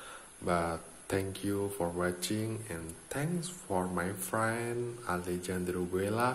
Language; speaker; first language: English; non-native, learner; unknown